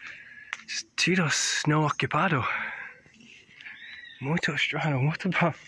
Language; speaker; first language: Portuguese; non-native, learner; English